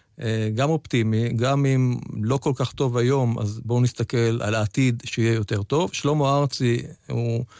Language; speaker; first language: Hebrew; native; Hebrew